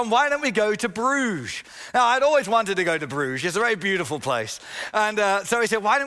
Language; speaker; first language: English; native; English